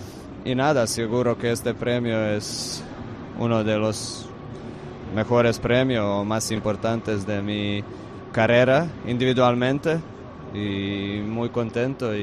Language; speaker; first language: Spanish; non-native, fluent; Croatian